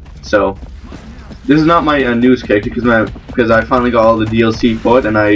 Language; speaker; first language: English; native; English